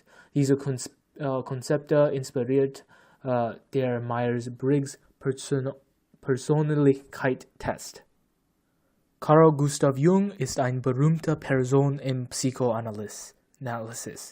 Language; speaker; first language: German; non-native, learner; English